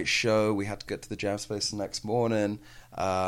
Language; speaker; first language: English; native; English